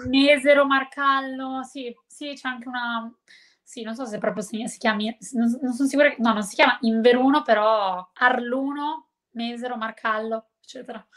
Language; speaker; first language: Italian; native; Italian